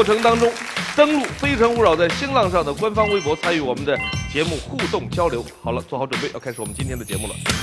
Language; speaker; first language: Chinese; native; Chinese